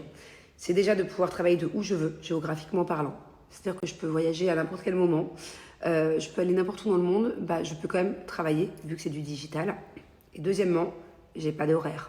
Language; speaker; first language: French; native; French